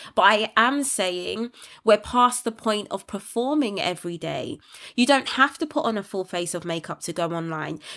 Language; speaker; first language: English; native; English